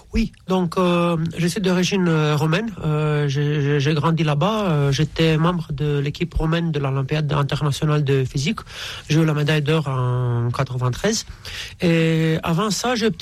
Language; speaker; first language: French; non-native, fluent; Romanian